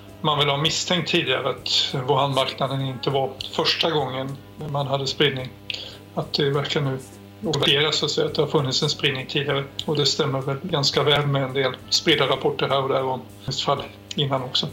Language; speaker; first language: Swedish; native; Swedish